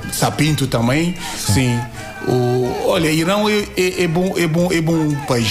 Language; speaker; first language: Portuguese; non-native, learner; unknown